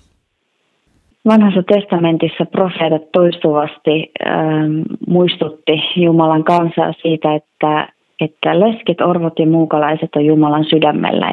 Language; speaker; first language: Finnish; native; Finnish